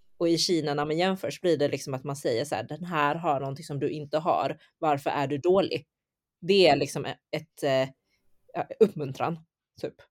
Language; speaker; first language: Swedish; early bilingual, other home language; Chinese